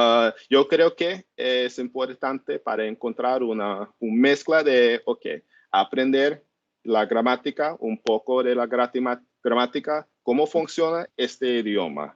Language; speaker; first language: Spanish; non-native, learner; English